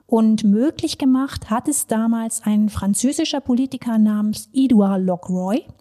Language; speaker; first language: German; native; German